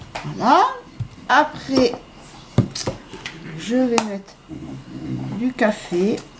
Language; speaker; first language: French; native; French